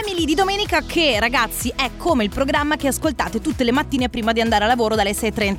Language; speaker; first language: Italian; native; Italian